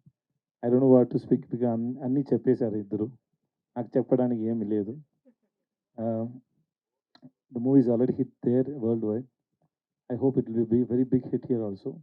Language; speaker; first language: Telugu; non-native, learner; Tamil